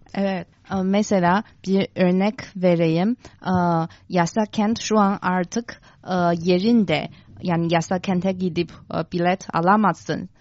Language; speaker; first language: Turkish; non-native, fluent; Chinese